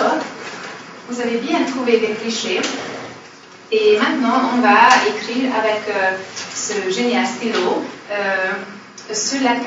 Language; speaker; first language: French; non-native, fluent; Hungarian